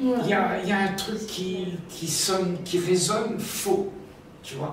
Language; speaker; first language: French; native; French